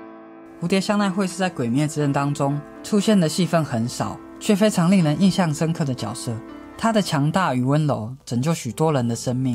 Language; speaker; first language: Chinese; native; Chinese